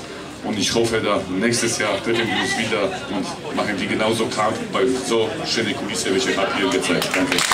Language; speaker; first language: German; non-native, fluent; Polish